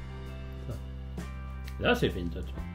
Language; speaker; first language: Swedish; native; Swedish